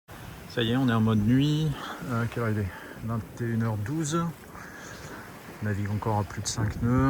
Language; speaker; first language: French; native; French